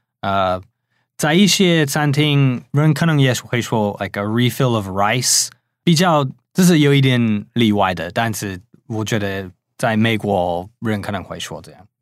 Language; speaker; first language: Chinese; non-native, fluent; English